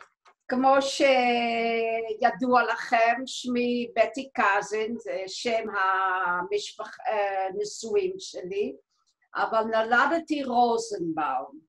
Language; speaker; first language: Hebrew; non-native, fluent; Dutch